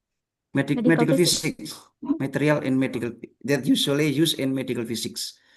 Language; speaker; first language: English; non-native, learner; Indonesian